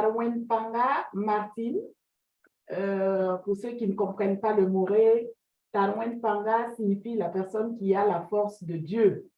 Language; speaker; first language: French; non-native, local second language; Mossi